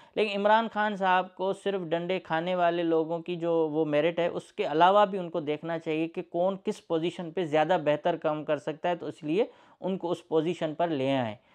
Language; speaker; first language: Urdu; non-native, local second language; Sindhi